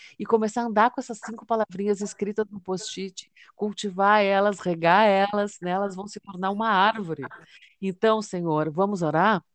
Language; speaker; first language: Portuguese; native; Portuguese